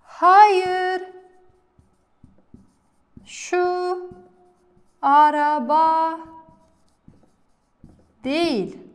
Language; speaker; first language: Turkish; non-native, fluent; Kazakh